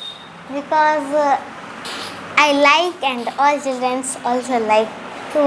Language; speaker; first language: English; non-native, learner; Hindi